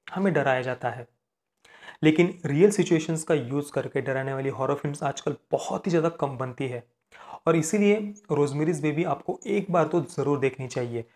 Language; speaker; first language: Hindi; non-native, local second language; Marathi